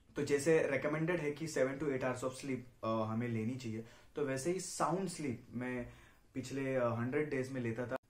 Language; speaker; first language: Hindi; non-native, local second language; Marathi